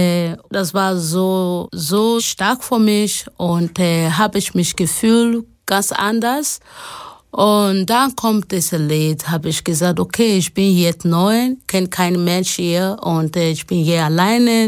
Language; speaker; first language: German; non-native, learner; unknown